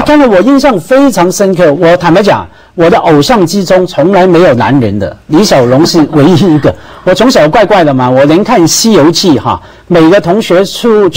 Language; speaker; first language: Chinese; non-native, local second language; Cantonese